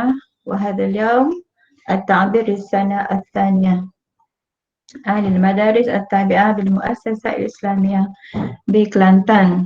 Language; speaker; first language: Arabic; non-native, fluent; Malay